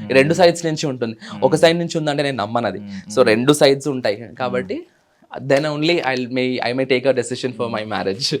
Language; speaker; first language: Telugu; native; Telugu